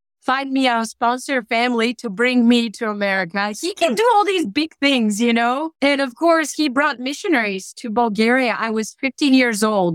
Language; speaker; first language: English; non-native, fluent; Bulgarian